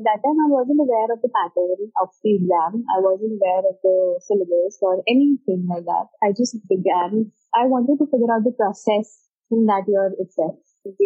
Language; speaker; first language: English; non-native, local second language; Hindi